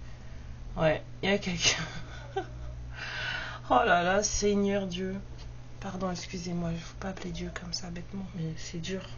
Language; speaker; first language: French; native; French